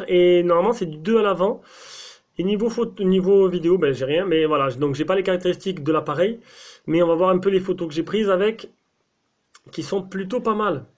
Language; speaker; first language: French; native; French